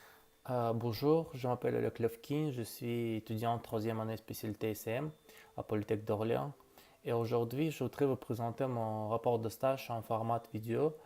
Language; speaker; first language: French; non-native, learner; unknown